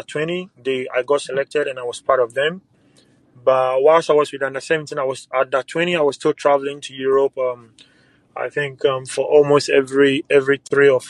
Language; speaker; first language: English; non-native, local second language; Ga